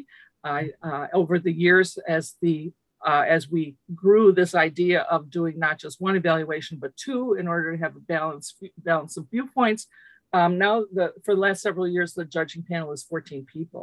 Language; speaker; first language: English; early bilingual, other home language; Lithuanian